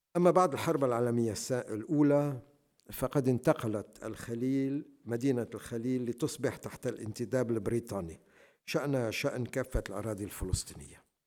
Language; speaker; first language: Arabic; native; Arabic